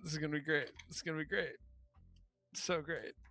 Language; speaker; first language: English; native; English